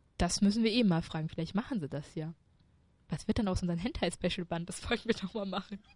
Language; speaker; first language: German; early bilingual, other home language; Chinese